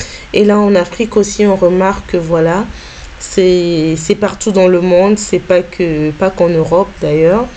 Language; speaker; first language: French; native; French